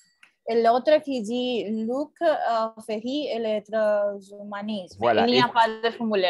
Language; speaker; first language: French; non-native, learner; Spanish